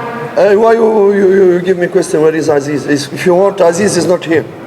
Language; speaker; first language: English; non-native, learner; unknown